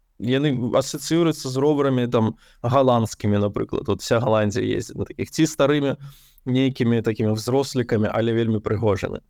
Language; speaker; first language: Belarusian; non-native, local second language; Russian